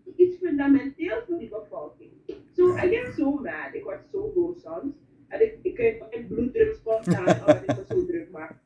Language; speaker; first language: Dutch; native; Dutch